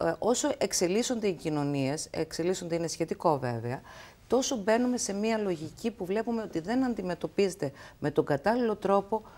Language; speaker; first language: Greek; native; Greek